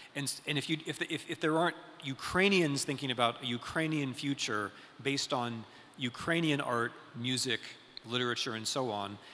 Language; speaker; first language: English; native; English